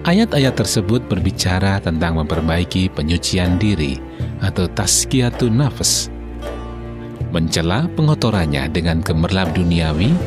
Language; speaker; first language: Indonesian; native; Indonesian